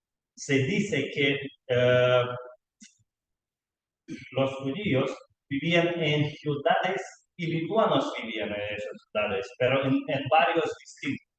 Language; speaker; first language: Spanish; non-native, learner; Lithuanian